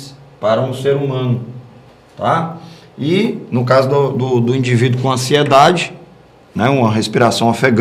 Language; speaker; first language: Portuguese; native; Portuguese